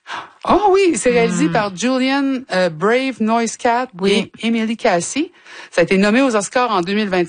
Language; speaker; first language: French; native; French